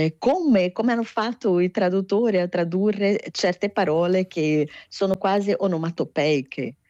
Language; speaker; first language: Italian; non-native, fluent; Portuguese